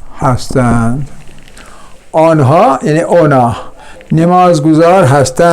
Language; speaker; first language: Persian; non-native, fluent; Urdu